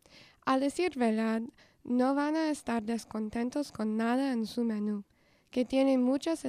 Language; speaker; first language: Spanish; non-native, fluent; English